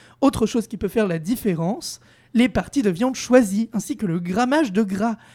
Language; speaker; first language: French; native; French